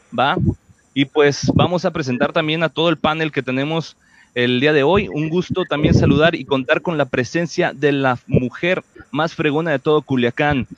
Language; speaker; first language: Spanish; native; Spanish